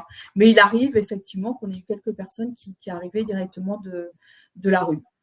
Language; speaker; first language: French; native; French